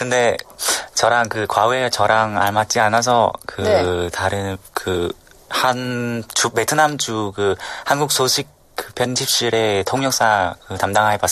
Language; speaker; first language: Korean; non-native, learner; Vietnamese